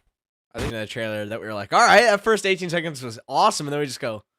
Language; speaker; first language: English; native; English